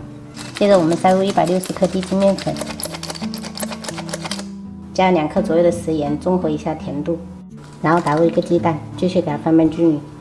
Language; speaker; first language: Chinese; native; Chinese